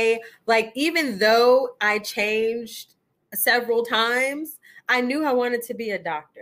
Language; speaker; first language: English; native; English